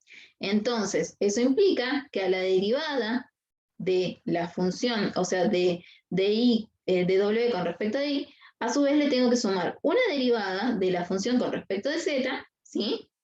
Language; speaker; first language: Spanish; native; Spanish